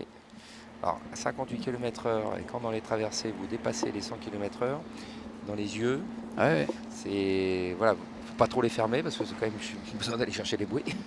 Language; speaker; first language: French; native; French